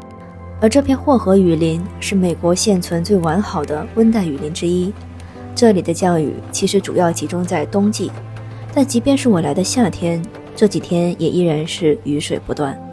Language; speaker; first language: Chinese; native; Chinese